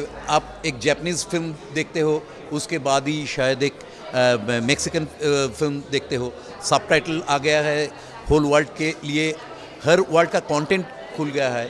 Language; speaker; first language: Hindi; non-native, local second language; Bangla